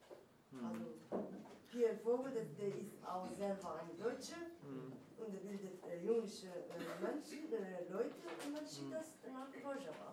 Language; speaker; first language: German; non-native, learner; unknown